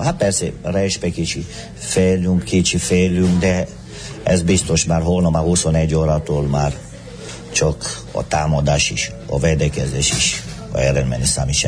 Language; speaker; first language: Hungarian; non-native, learner; Romanian